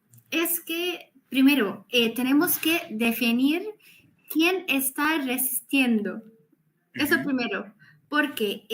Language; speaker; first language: Spanish; non-native, fluent; Arabic